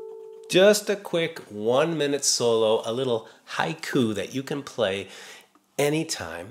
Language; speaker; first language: English; native; English